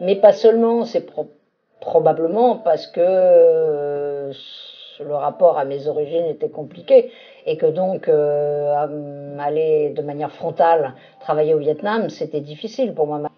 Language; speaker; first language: French; native; French